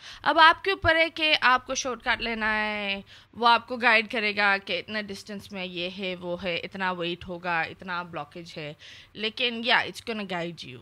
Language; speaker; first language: Urdu; non-native, fluent; English